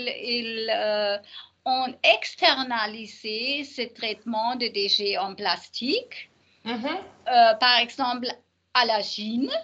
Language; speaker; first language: French; non-native, learner; German